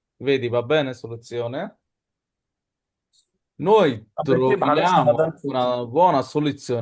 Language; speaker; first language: Italian; non-native, learner; Bangla